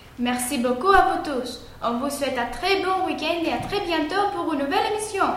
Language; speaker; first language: French; non-native, learner; Greek